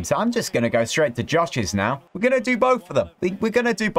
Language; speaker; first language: English; native; English